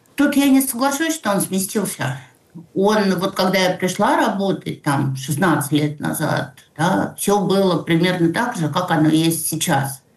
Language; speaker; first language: Russian; native; Russian